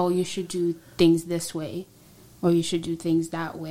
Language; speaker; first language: English; non-native, local second language; Swahili